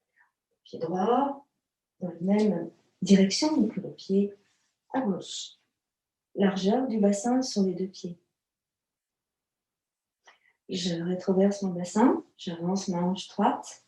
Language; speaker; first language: French; native; French